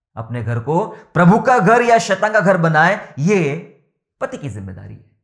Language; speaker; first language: Hindi; non-native, local second language; Marathi